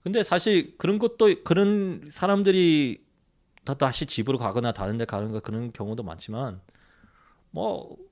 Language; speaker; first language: Korean; early bilingual, heritage; Korean